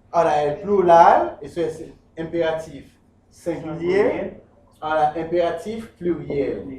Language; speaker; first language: Spanish; non-native, fluent; Haitian Creole